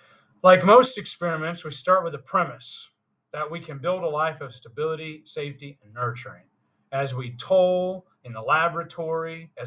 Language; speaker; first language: English; native; English